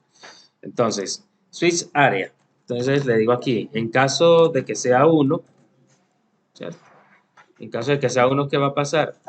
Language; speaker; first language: Spanish; native; Spanish